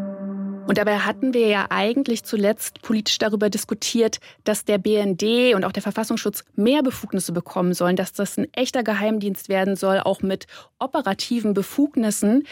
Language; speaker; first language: German; native; German